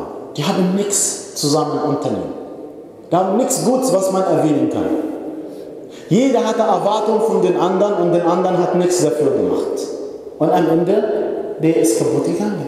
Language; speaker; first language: German; non-native, fluent; Arabic